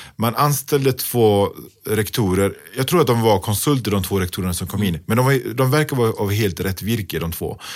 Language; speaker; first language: Swedish; early bilingual, other home language; Pashto